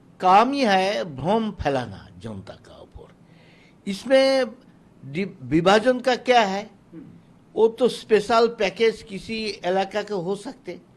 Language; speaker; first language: Hindi; non-native, local second language; Bangla